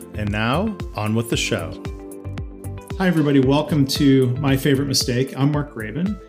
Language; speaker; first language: English; native; English